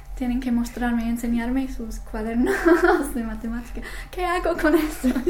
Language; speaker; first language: Spanish; non-native, fluent; English